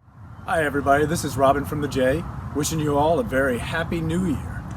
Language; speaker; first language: English; native; English